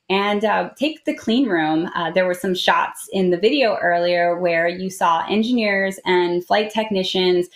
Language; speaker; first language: English; native; English